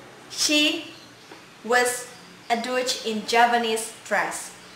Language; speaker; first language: English; non-native, learner; Indonesian